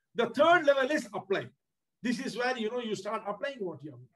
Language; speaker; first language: English; non-native, local second language; Tamil